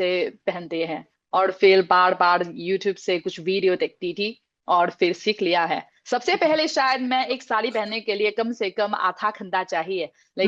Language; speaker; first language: Hindi; non-native, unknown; Chinese